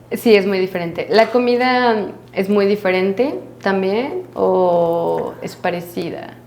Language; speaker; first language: Spanish; native; Spanish